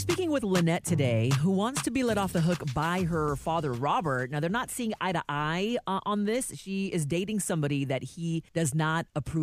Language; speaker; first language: English; native; English